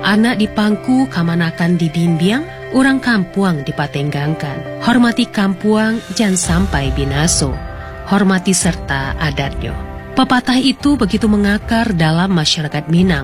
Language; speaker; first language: Indonesian; native; Indonesian